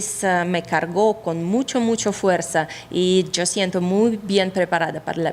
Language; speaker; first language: Spanish; non-native, fluent; Russian